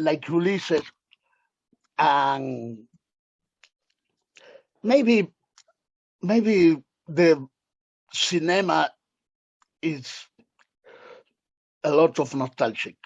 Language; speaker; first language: English; non-native, learner; Spanish